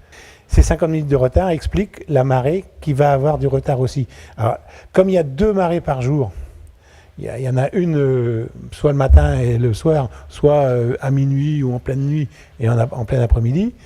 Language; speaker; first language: French; native; French